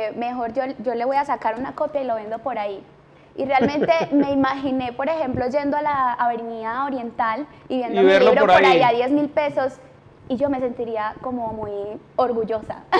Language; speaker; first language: Spanish; native; Spanish